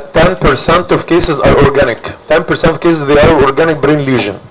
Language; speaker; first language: English; non-native, fluent; Arabic